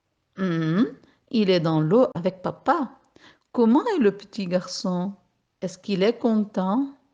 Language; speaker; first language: French; non-native, local second language; Arabic